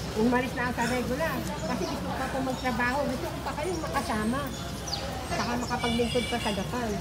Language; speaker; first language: Filipino; native; Filipino